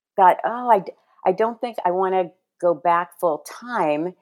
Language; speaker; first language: English; early bilingual, other home language; Spanish